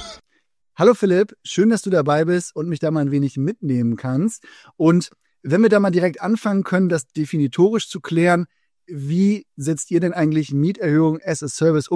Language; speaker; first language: German; native; German